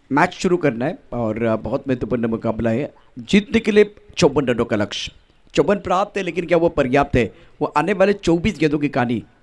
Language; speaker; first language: Hindi; non-native, local second language; Marathi